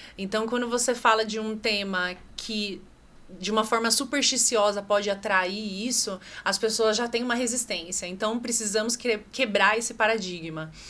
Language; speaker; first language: Portuguese; native; Portuguese